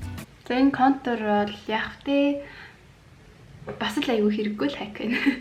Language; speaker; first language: Mongolian; native; Mongolian